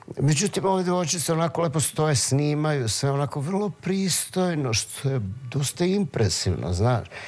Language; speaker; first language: Serbian; early bilingual, heritage; Serbian